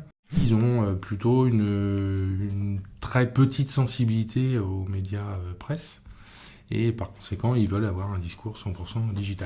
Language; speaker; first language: French; native; French